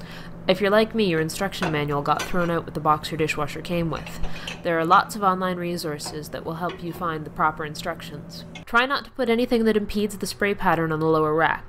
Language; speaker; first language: English; native; English